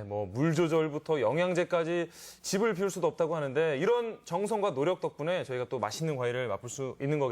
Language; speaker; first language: Korean; native; Korean